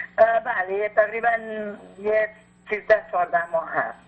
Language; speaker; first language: Persian; non-native, learner; Arabic